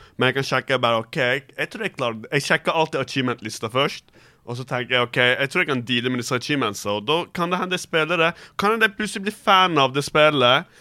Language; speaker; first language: Norwegian; early bilingual, other home language; Turkish